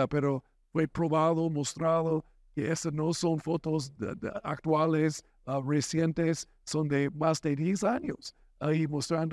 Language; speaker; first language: Spanish; non-native, fluent; English